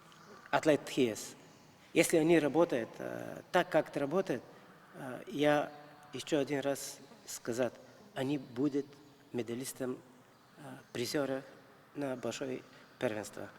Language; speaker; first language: Russian; non-native, learner; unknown